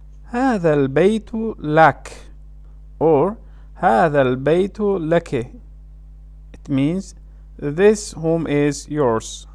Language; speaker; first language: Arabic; non-native, fluent; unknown